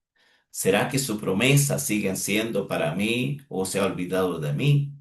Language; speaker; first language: Spanish; native; Spanish